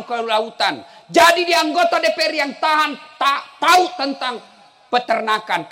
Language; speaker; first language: Indonesian; native; Indonesian